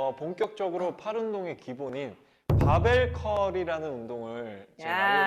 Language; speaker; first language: Korean; native; Korean